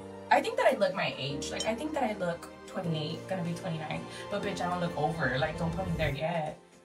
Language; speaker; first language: English; early bilingual, other home language; Spanish